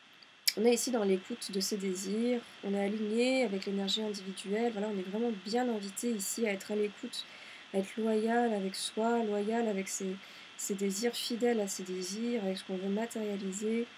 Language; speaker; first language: French; native; French